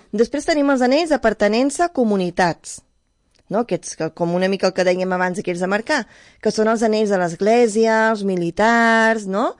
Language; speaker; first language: Catalan; native; Catalan